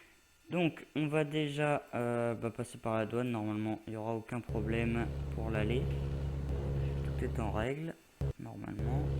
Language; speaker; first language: French; native; French